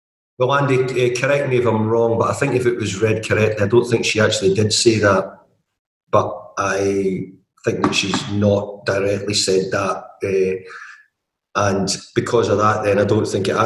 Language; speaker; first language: English; native; English